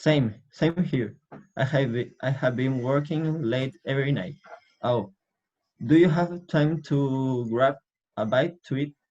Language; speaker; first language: English; non-native, learner; Spanish